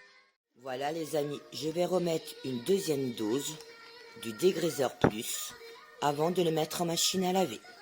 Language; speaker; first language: French; native; French